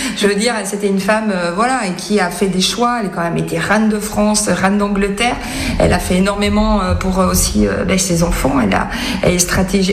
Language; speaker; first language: French; native; French